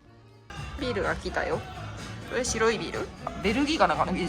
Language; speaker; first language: Japanese; native; Japanese